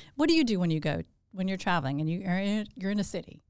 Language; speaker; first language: English; native; English